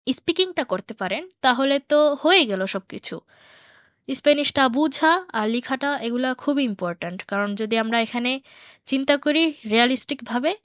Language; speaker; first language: Bangla; early bilingual, heritage; Bangla